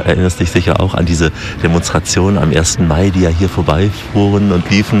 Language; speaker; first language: German; native; German